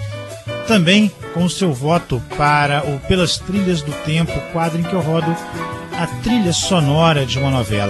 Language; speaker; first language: Portuguese; native; Portuguese